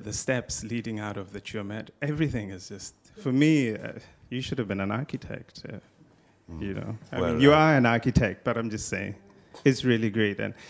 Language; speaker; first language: English; non-native, local second language; Tswana